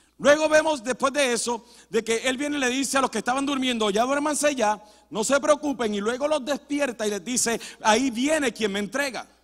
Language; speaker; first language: Spanish; early bilingual, heritage; Spanish